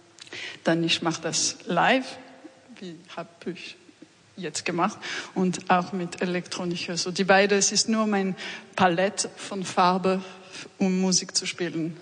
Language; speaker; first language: German; non-native, learner; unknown